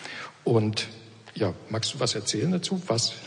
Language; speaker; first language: German; native; German